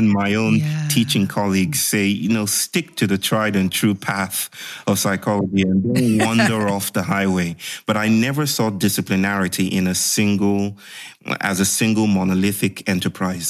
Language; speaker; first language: English; non-native, local second language; Yoruba